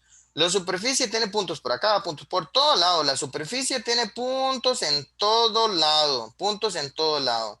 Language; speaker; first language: Spanish; native; Spanish